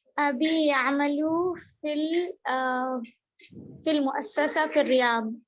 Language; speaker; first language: Arabic; non-native, learner; Urdu